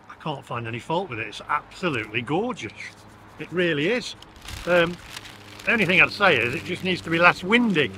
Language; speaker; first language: English; native; English